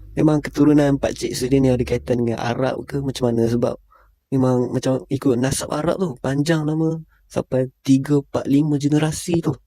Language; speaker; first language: Malay; native; Malay